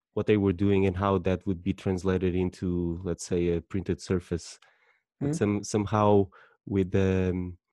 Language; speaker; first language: English; non-native, fluent; Portuguese